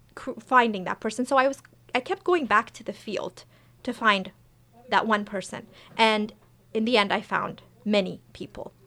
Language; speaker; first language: English; early bilingual, other home language; Persian